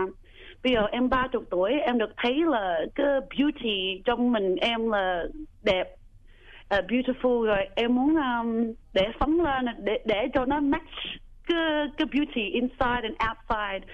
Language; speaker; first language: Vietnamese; early bilingual, heritage; Vietnamese